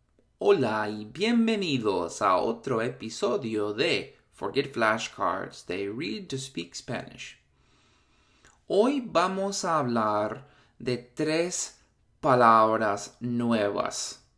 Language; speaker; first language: Spanish; non-native, fluent; English